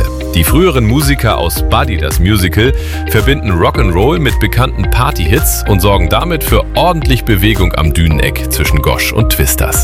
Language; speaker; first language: German; native; German